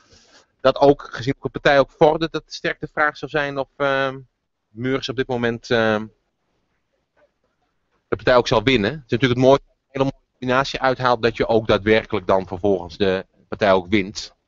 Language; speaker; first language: Dutch; native; Dutch